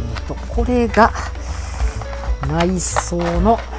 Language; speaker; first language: Japanese; native; Japanese